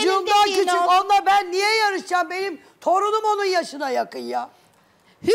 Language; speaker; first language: Turkish; native; Turkish